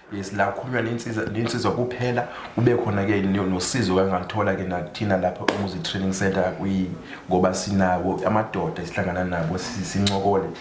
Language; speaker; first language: Zulu; non-native, local second language; Xhosa